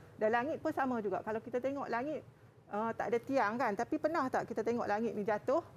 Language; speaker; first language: Malay; native; Malay